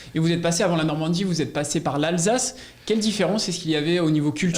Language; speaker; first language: French; native; French